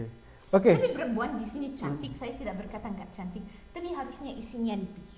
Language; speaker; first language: Indonesian; non-native, learner; Arabic